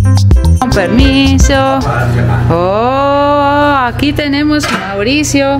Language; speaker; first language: Spanish; non-native, fluent; Italian